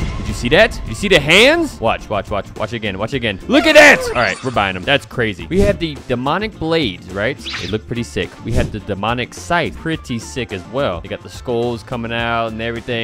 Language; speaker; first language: English; native; English